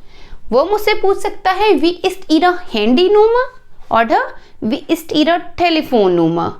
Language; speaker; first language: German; non-native, fluent; Hindi